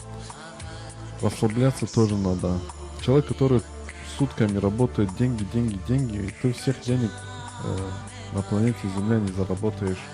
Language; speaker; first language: Russian; non-native, local second language; Tajik